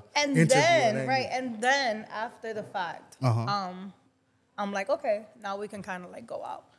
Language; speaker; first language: English; non-native, fluent; Spanish